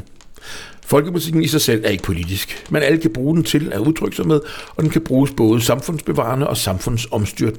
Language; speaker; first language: Danish; native; Danish